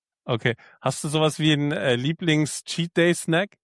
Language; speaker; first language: German; native; German